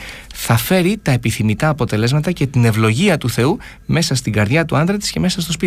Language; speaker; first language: Greek; native; Greek